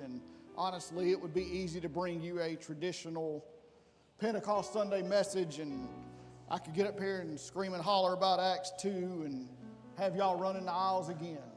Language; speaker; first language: English; native; English